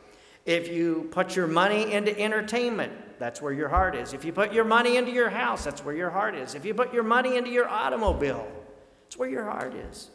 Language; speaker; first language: English; native; English